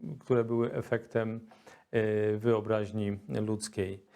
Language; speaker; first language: Polish; native; Polish